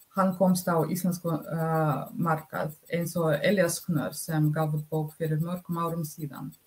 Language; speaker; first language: Icelandic; non-native, fluent; Russian